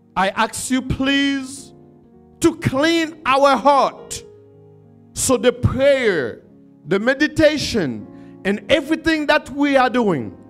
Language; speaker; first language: English; non-native, fluent; Haitian Creole